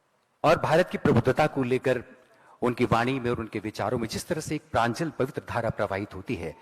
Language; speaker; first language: Hindi; native; Hindi